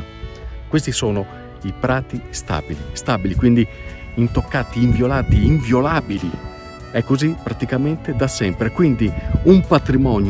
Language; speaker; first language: Italian; native; Italian